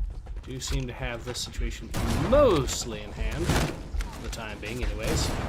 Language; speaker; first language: English; native; English